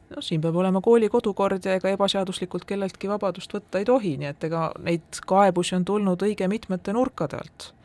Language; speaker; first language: Estonian; native; Estonian